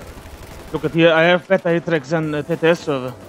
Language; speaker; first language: English; non-native, learner; Turkish